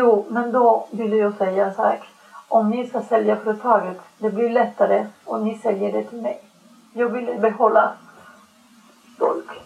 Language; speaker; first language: Swedish; non-native, learner; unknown